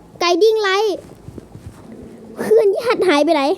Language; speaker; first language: Thai; native; Thai